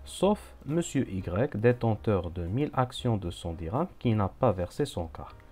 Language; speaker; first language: French; non-native, local second language; Arabic